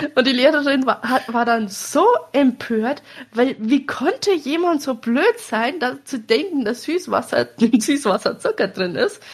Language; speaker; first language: German; native; German